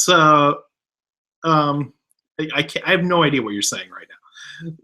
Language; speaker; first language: English; native; English